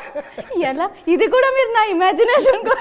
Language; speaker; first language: Telugu; native; Telugu